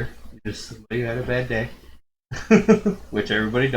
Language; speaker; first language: English; native; English